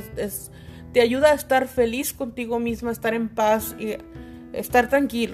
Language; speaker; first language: Spanish; native; Spanish